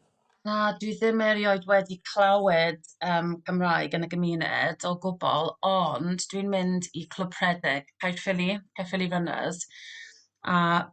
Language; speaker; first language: Welsh; non-native, local second language; English